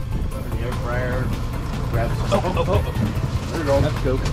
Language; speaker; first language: English; native; English